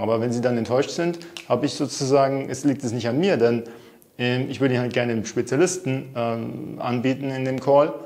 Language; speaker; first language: German; native; German